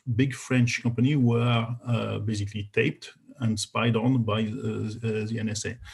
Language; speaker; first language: English; non-native, fluent; French